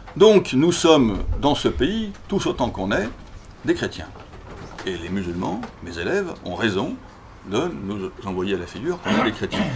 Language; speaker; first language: French; native; French